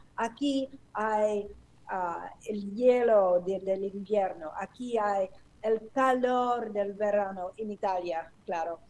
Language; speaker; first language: Spanish; non-native, fluent; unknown